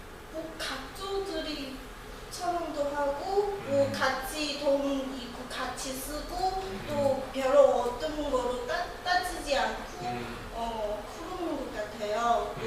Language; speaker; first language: Korean; non-native, learner; Chinese